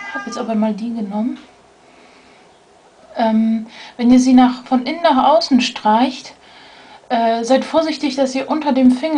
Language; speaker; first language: German; native; German